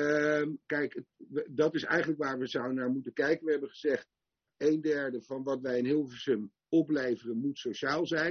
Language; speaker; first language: Dutch; native; Dutch